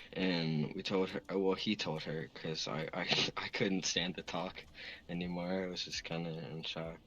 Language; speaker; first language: English; native; English